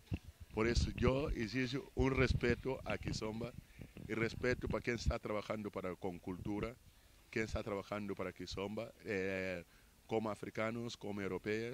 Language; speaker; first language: Spanish; non-native, fluent; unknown